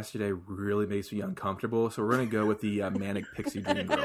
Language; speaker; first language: English; native; English